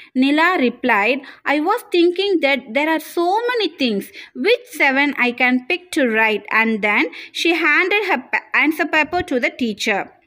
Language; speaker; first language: English; non-native, local second language; Tamil